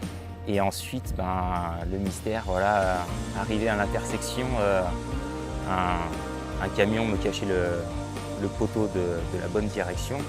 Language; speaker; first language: French; native; French